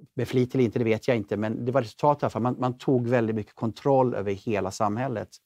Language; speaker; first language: Swedish; native; Swedish